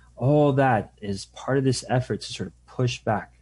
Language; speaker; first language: English; native; English